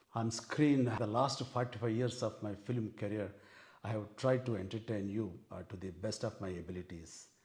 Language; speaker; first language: English; non-native, local second language; Telugu